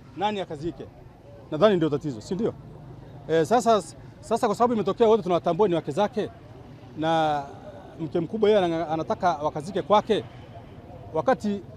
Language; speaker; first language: Swahili; non-native, local second language; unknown